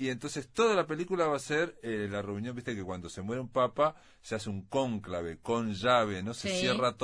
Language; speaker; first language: Spanish; native; Spanish